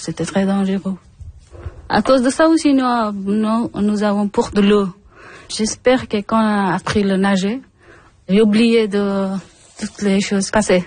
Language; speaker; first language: French; non-native, learner; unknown